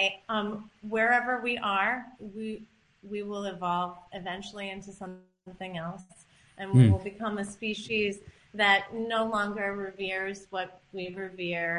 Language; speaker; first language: English; native; English